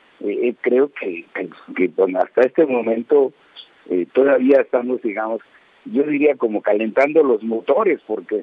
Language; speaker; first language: Spanish; native; Spanish